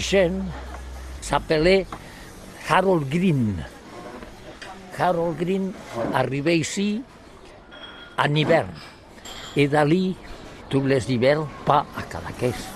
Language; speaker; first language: French; non-native, learner; Catalan